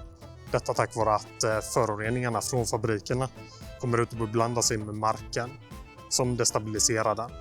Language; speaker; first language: Swedish; native; Swedish